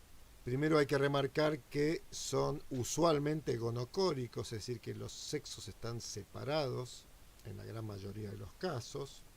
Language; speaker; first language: Spanish; native; Spanish